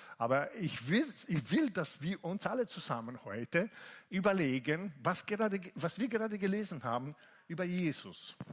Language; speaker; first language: German; non-native, fluent; Italian